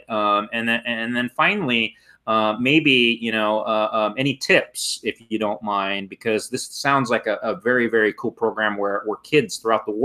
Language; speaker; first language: English; native; English